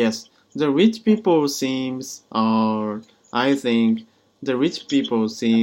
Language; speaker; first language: English; non-native, learner; Japanese